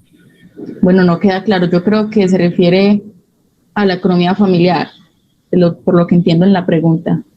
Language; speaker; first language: Spanish; native; Spanish